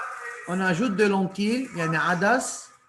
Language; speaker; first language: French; non-native, local second language; Arabic